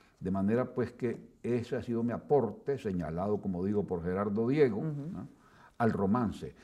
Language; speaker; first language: Spanish; native; Spanish